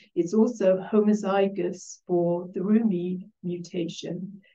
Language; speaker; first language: English; native; English